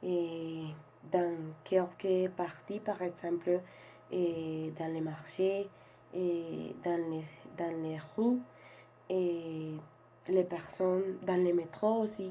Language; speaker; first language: French; non-native, learner; Spanish